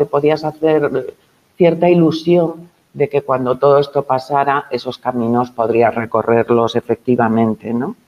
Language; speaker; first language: Spanish; native; Spanish